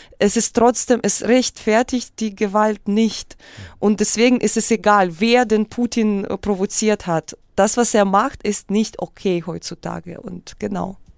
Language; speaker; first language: German; early bilingual, other home language; Russian